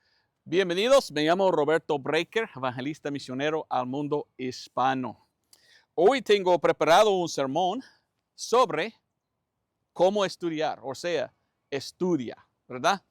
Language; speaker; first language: Spanish; non-native, fluent; English